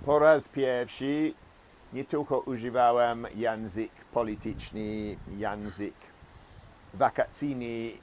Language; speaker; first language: Polish; non-native, fluent; English